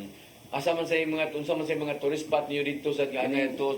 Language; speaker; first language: Cebuano; native; Cebuano